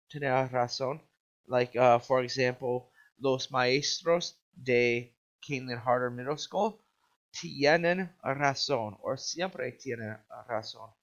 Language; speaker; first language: Spanish; non-native, learner; English